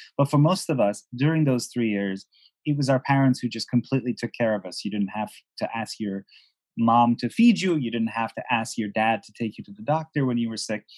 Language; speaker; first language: English; non-native, fluent; Persian